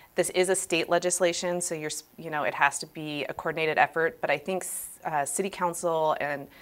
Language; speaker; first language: English; native; English